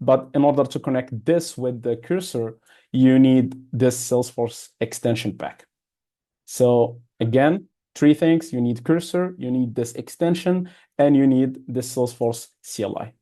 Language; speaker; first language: English; non-native, fluent; Arabic